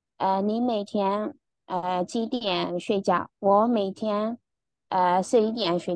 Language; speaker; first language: Chinese; non-native, learner; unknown